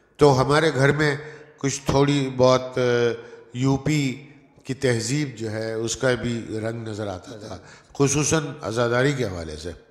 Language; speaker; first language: Urdu; non-native, local second language; Gujarati